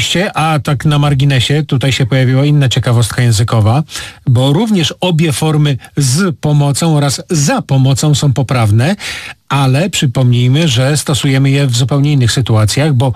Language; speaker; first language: Polish; native; Polish